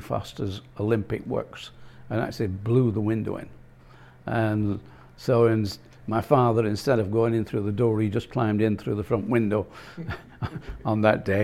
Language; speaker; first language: English; native; English